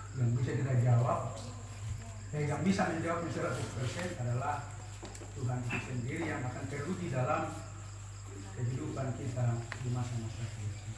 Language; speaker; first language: Indonesian; non-native, local second language; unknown